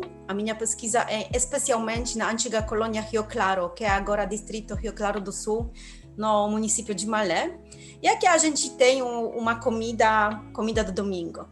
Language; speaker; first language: Portuguese; non-native, fluent; Polish